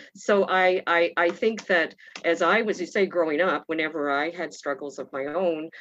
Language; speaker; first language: English; native; English